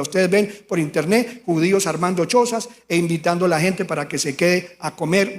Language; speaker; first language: Spanish; native; Spanish